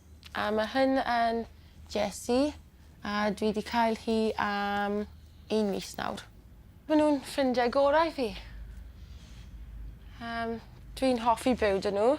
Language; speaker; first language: Welsh; non-native, local second language; English